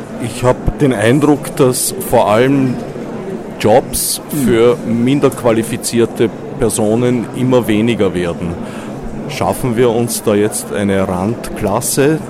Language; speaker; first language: German; native; German